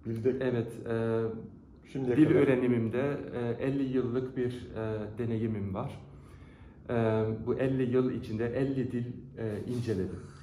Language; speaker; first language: Turkish; non-native, fluent; Dutch